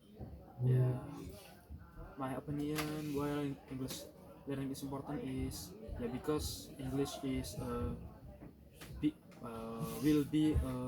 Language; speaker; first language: English; non-native, learner; Indonesian